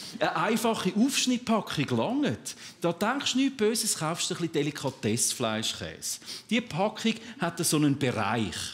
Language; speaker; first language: German; native; German